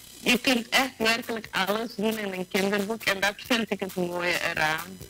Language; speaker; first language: Dutch; native; Dutch